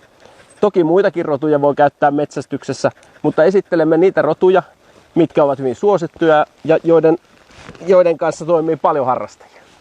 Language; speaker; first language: Finnish; native; Finnish